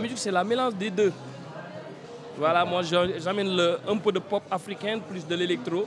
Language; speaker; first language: French; non-native, local second language; Wolof